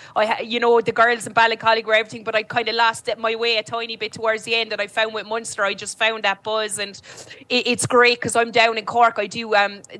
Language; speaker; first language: English; native; English